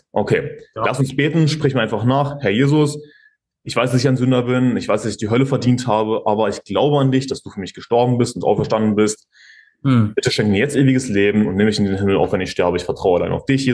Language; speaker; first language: German; native; German